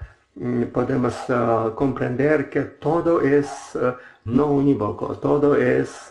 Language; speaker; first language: Spanish; non-native, learner; Russian